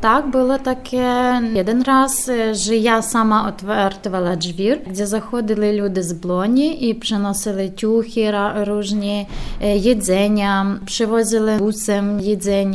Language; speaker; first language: Polish; non-native, learner; Ukrainian